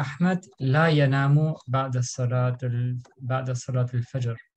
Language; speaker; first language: Arabic; non-native, learner; German